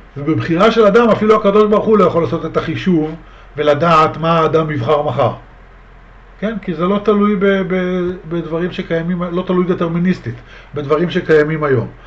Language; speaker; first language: Hebrew; native; Hebrew